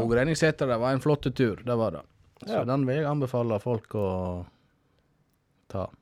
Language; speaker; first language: Norwegian; native; Norwegian